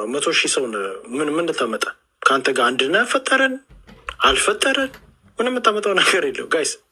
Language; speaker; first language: Amharic; native; Amharic